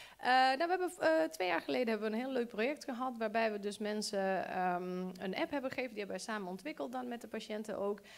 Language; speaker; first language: Dutch; early bilingual, other home language; Bosnian